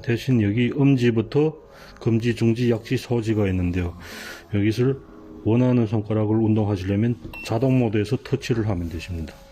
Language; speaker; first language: Korean; native; Korean